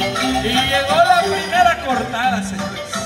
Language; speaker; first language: Spanish; native; Spanish